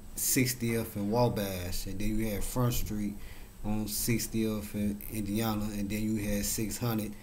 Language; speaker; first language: English; native; English